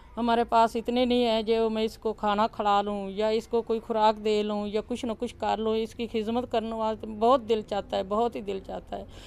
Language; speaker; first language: Urdu; non-native, local second language; Punjabi